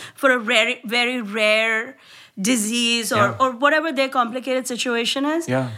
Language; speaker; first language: English; non-native, local second language; Gujarati